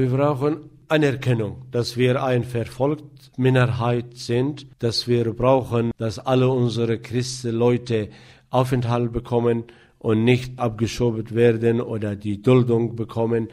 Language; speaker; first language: German; non-native, fluent; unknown